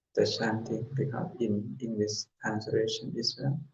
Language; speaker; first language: English; non-native, learner; Thai